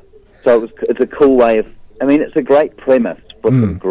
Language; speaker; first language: English; native; English